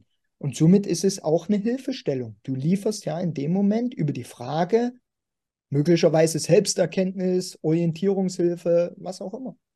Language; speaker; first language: German; native; German